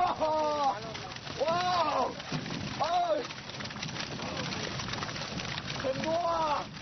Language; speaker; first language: Chinese; non-native, learner; English